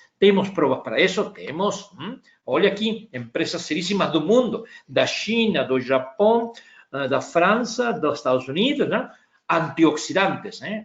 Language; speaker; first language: Portuguese; non-native, fluent; Spanish